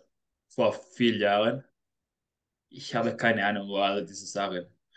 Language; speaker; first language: German; non-native, fluent; Spanish